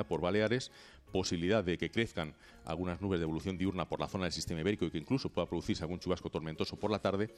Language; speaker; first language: Spanish; native; Spanish